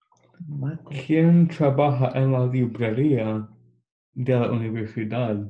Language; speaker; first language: Spanish; non-native, learner; English